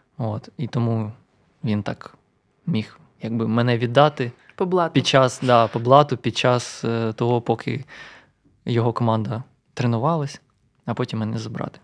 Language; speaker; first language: Ukrainian; non-native, local second language; Russian